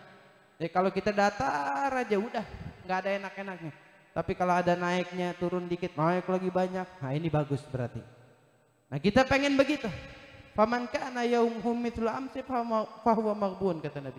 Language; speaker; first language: Indonesian; native; Indonesian